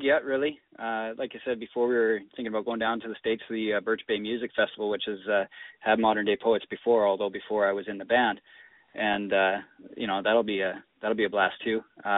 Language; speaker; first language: English; native; English